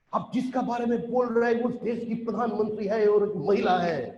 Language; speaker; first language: Hindi; non-native, local second language; Bangla